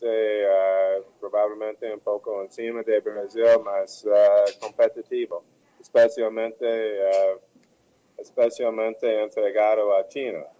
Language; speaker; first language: Portuguese; non-native, fluent; English